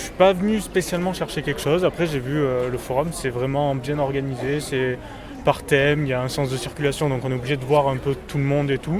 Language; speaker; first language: French; native; French